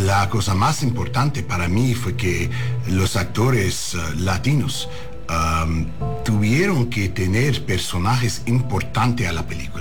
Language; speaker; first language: Spanish; non-native, learner; English